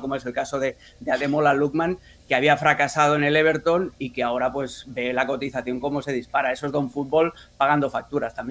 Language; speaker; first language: Spanish; native; Spanish